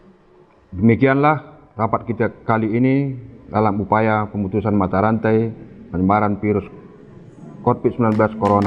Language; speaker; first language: Indonesian; non-native, local second language; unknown